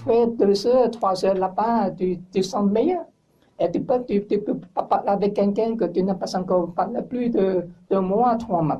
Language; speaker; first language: French; non-native, learner; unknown